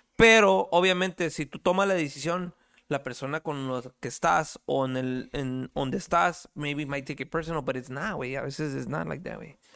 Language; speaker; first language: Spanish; early bilingual, heritage; Spanish